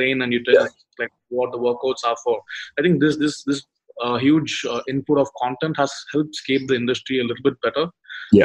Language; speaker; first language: English; non-native, local second language; Tamil